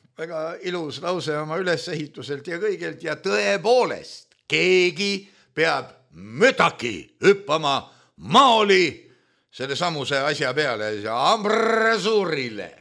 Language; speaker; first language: Estonian; native; Estonian